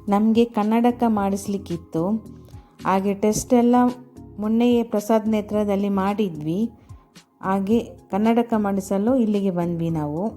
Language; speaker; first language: Kannada; non-native, local second language; Tulu